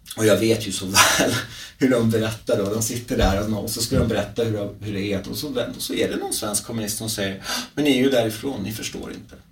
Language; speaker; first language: Swedish; early bilingual, other home language; Czech